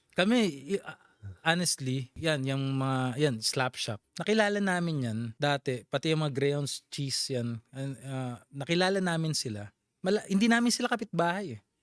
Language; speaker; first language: Filipino; native; Filipino